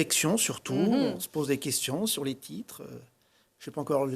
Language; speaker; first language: French; native; French